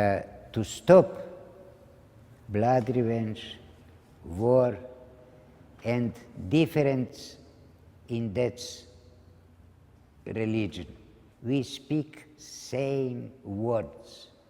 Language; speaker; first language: English; non-native, learner; Ladino